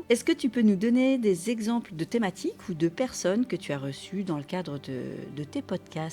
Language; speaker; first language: French; native; French